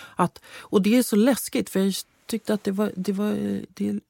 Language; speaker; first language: Swedish; native; Swedish